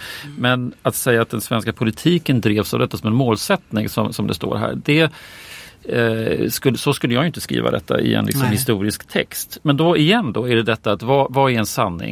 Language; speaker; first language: Swedish; native; Swedish